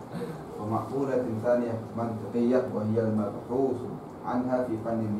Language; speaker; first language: Arabic; non-native, learner; Malay